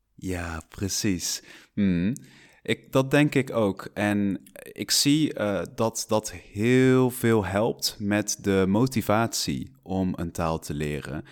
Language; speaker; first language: Dutch; non-native, fluent; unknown